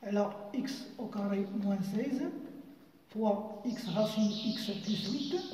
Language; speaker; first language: French; non-native, local second language; Arabic